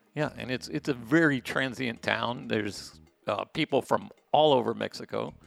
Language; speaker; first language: English; native; English